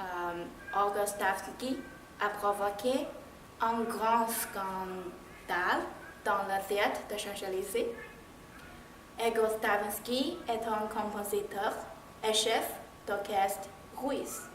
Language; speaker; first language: French; non-native, learner; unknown